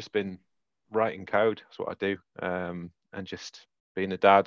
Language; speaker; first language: English; native; English